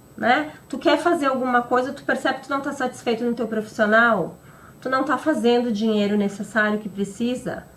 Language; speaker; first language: Portuguese; native; Portuguese